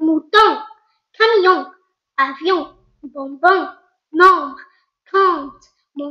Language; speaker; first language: French; non-native, local second language; Arabic